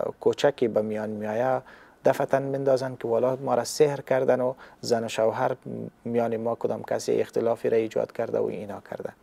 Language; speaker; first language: Persian; native; Persian